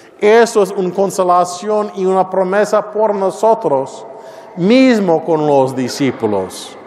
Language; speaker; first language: Spanish; non-native, learner; English